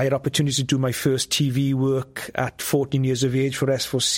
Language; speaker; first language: English; non-native, local second language; Welsh